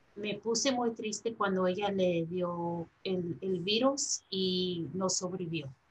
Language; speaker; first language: Spanish; early bilingual, heritage; Spanish